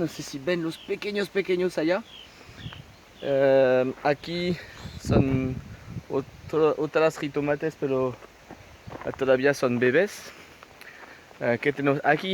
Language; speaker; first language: Spanish; non-native, fluent; French